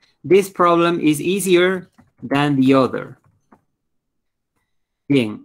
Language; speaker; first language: English; non-native, fluent; Spanish